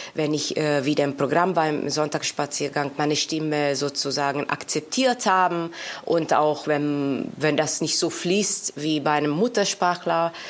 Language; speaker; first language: German; non-native, fluent; Italian